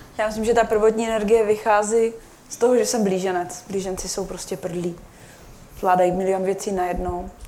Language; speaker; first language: Czech; native; Czech